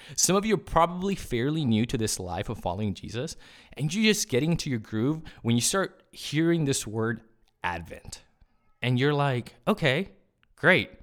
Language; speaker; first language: English; early bilingual, other home language; Spanish